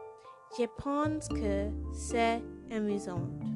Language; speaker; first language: French; non-native, learner; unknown